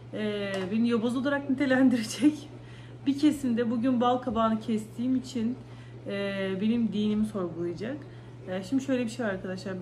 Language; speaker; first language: Turkish; native; Turkish